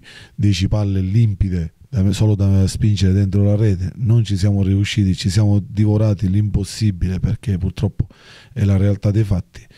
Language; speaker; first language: Italian; native; Italian